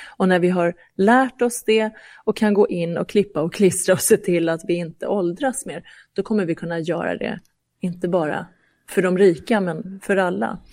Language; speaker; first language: Swedish; early bilingual, other home language; Persian